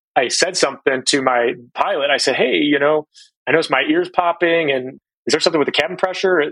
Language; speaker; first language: English; native; English